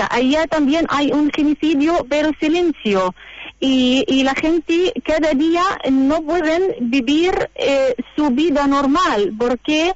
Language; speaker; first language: Spanish; non-native, learner; Arabic